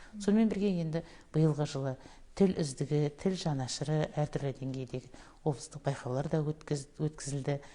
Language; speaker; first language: Kazakh; native; Kazakh